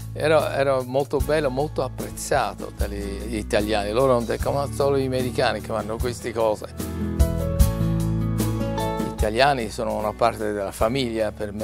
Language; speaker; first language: Italian; non-native, learner; English